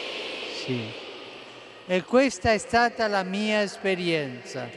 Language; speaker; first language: Italian; non-native, fluent; Spanish